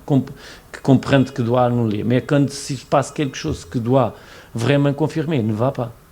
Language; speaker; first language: French; non-native, fluent; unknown